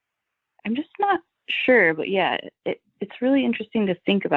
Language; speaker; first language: English; native; English